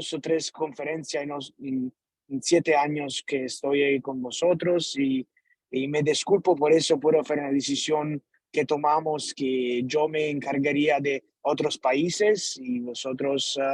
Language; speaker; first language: Spanish; non-native, learner; Italian